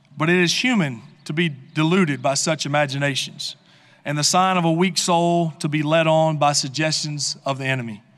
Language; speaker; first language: English; native; English